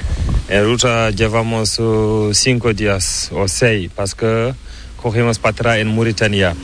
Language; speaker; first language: Spanish; non-native, learner; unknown